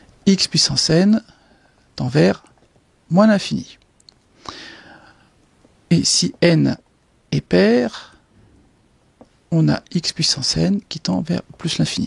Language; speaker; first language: French; native; French